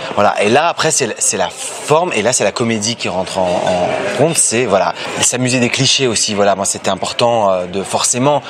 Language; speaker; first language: French; early bilingual, other home language; Portuguese